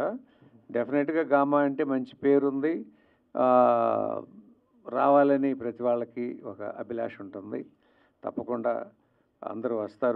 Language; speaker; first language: Telugu; native; Telugu